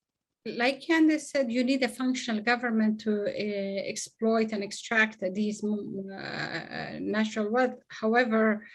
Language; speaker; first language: English; non-native, fluent; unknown